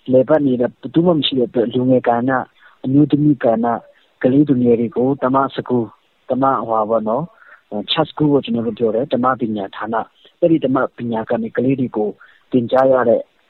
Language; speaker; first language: Burmese; non-native, local second language; Hakha Chin